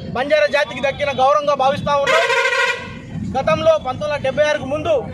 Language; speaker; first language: Telugu; non-native, local second language; Lambadi